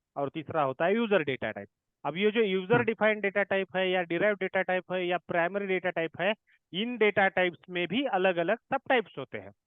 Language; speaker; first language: Hindi; non-native, local second language; Marathi